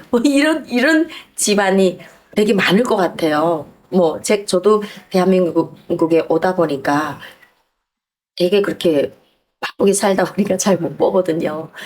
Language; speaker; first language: Korean; native; Korean